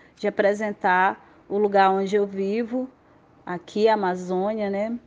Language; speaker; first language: Portuguese; native; Portuguese